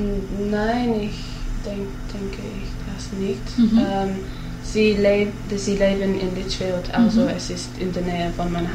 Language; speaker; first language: German; non-native, learner; English